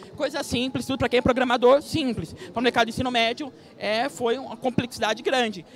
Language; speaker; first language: Portuguese; native; Portuguese